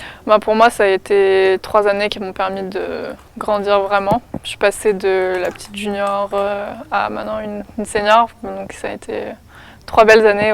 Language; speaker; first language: French; native; French